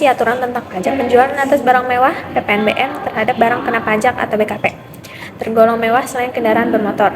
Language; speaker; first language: Indonesian; native; Indonesian